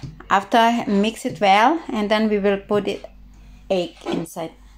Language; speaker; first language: English; non-native, learner; Indonesian